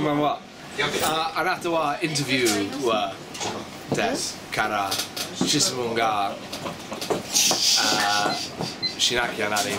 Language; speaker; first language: Japanese; non-native, learner; English